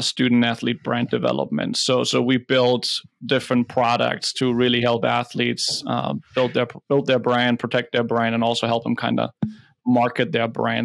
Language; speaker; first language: English; non-native, fluent; German